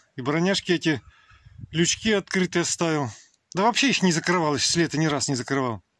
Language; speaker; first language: Russian; native; Russian